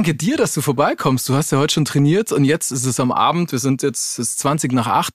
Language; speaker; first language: German; native; German